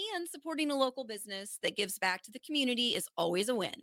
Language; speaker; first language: English; native; English